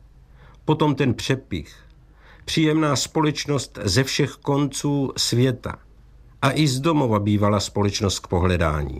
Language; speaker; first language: Czech; native; Czech